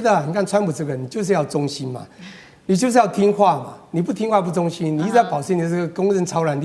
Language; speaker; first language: Chinese; native; Chinese